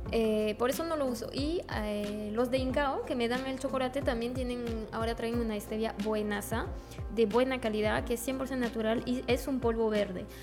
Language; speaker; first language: Spanish; non-native, fluent; French